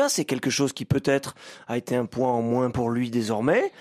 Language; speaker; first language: French; native; French